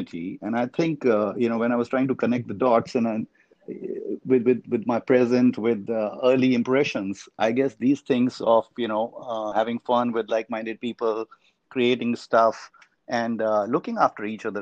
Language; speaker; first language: English; non-native, local second language; Hindi